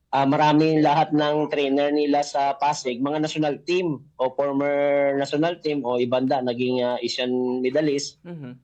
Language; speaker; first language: Filipino; native; Filipino